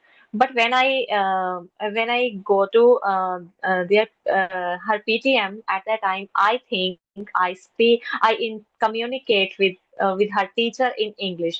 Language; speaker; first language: English; non-native, learner; Hindi